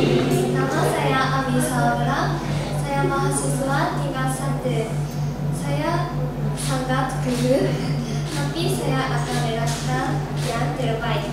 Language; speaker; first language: Indonesian; non-native, learner; Japanese